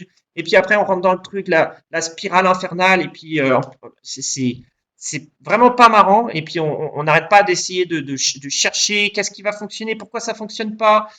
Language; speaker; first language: French; native; French